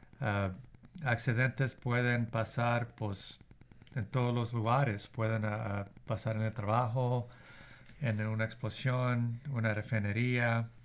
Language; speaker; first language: Spanish; early bilingual, heritage; Spanish